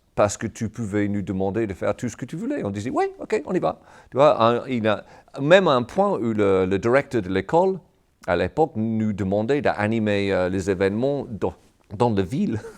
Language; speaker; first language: French; non-native, fluent; English